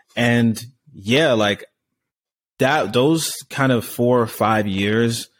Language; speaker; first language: English; native; English